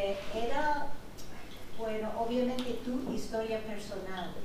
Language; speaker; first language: Spanish; non-native, fluent; English